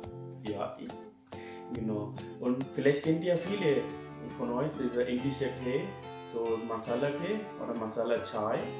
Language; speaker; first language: German; non-native, fluent; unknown